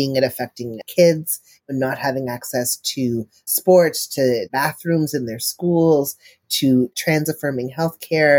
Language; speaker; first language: English; native; English